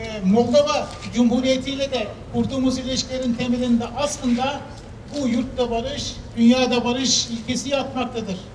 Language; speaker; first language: Turkish; native; Turkish